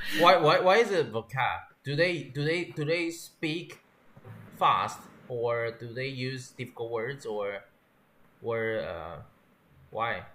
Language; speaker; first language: English; non-native, learner; Chinese